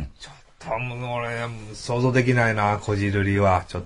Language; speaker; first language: Japanese; native; Japanese